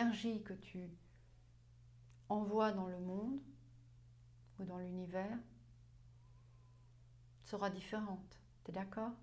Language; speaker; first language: French; non-native, fluent; German